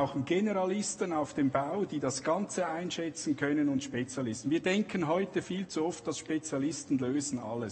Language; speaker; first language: German; native; German